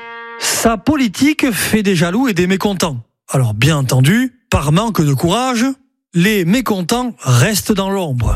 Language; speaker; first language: French; native; French